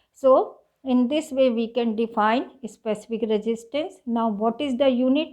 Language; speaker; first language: English; non-native, local second language; Hindi